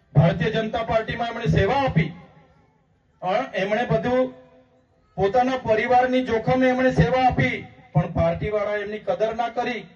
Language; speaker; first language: Gujarati; non-native, local second language; Vasavi